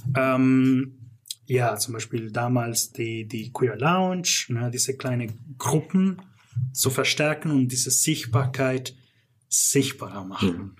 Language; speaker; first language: German; non-native, fluent; English